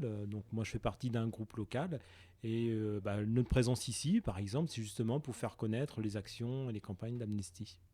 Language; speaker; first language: French; native; French